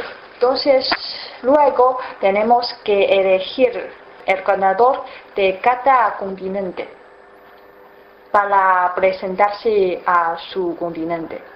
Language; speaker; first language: Spanish; non-native, learner; Chinese